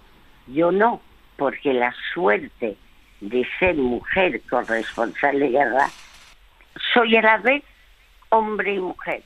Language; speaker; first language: Spanish; early bilingual, other home language; French